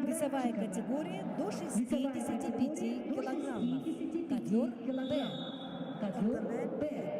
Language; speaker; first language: Russian; native; Russian